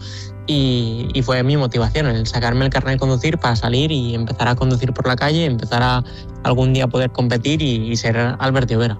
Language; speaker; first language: Spanish; native; Spanish